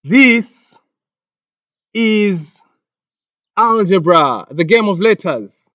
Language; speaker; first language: English; non-native, local second language; Swahili